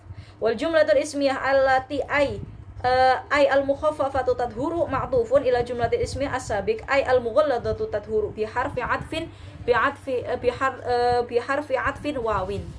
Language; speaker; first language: Arabic; non-native, learner; Javanese